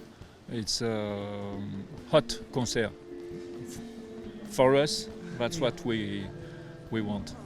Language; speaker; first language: English; non-native, learner; French